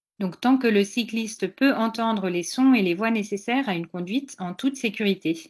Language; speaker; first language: French; native; French